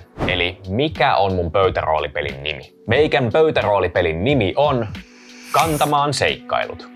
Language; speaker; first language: Finnish; native; Finnish